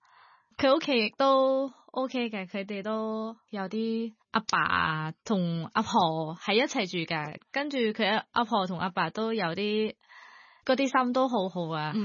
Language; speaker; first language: Cantonese; non-native, fluent; Thai